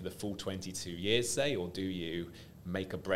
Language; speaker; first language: English; native; English